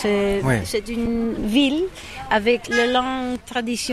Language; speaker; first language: French; non-native, learner; Catalan